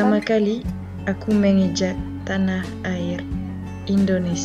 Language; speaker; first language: Indonesian; non-native, fluent; French